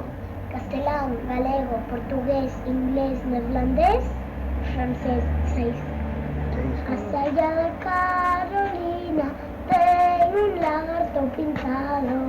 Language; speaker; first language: Galician; early bilingual, heritage; Galician